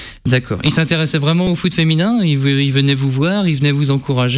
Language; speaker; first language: French; native; French